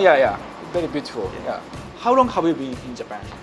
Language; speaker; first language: English; non-native, learner; Japanese